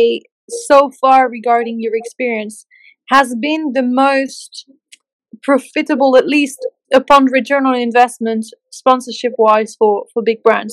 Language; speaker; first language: English; native; English